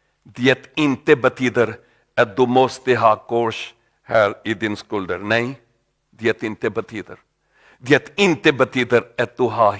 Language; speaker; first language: Swedish; non-native, learner; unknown